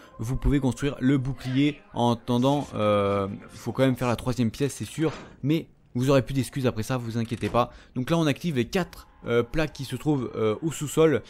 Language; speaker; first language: French; native; French